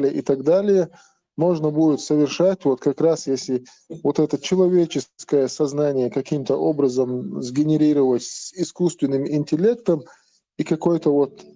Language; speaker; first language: Russian; non-native, local second language; Chechen